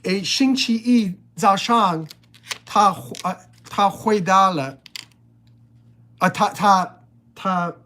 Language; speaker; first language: Chinese; non-native, learner; English